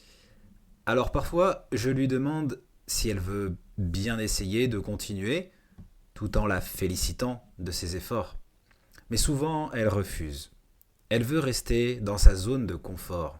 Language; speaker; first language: French; native; French